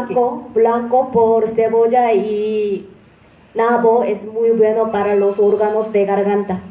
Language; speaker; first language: Spanish; non-native, fluent; Korean